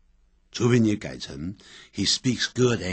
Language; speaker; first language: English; non-native, fluent; Chinese